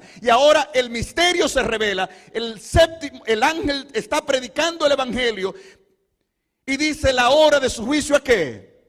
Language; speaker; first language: Spanish; native; Spanish